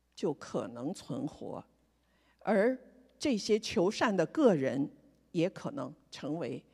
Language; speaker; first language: Chinese; native; Chinese